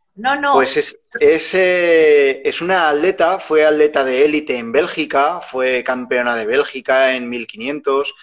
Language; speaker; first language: Spanish; native; Spanish